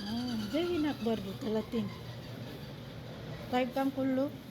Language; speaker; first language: Arabic; non-native, learner; Filipino